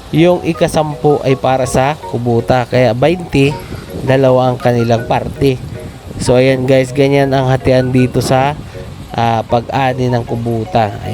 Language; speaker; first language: Filipino; non-native, local second language; Bikol